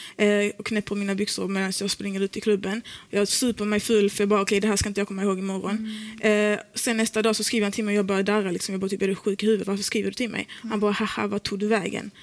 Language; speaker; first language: Swedish; early bilingual, other home language; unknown